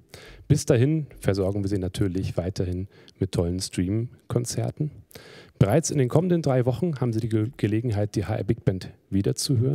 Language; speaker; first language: German; native; German